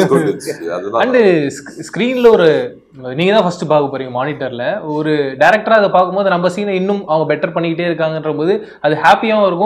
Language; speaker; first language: Tamil; native; Tamil